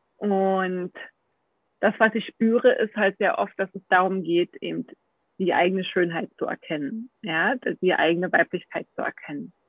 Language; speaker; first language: German; native; German